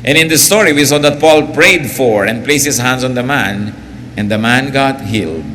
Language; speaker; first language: English; non-native, local second language; Filipino